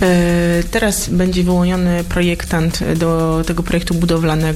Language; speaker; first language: Polish; native; Polish